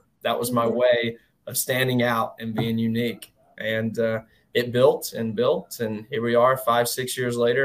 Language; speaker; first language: English; native; English